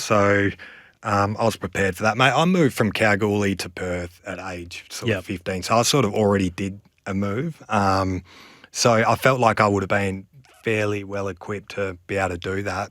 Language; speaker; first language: English; native; English